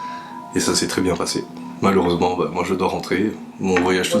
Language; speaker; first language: French; native; French